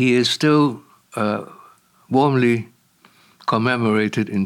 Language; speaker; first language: English; non-native, local second language; Cantonese